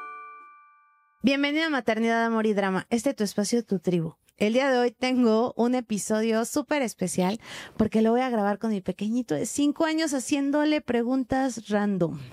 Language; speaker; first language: Spanish; native; Spanish